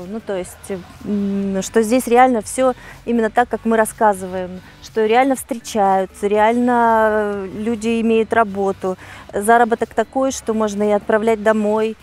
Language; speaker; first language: Russian; native; Russian